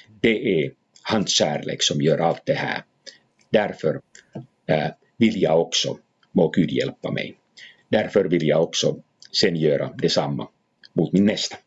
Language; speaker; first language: Swedish; non-native, fluent; Finnish